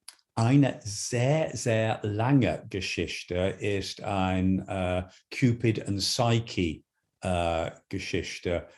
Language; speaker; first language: German; non-native, fluent; English